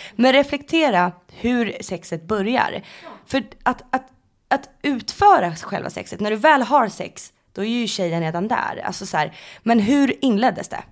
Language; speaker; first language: Swedish; native; Swedish